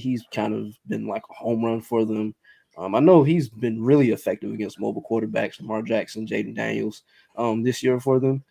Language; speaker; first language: English; native; English